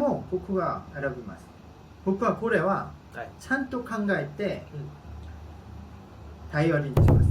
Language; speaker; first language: Japanese; non-native, learner; Korean